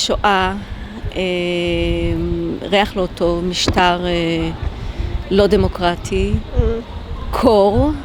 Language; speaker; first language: Hebrew; non-native, learner; Polish